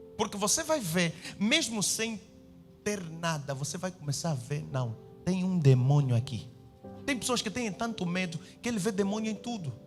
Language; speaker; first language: Portuguese; native; Portuguese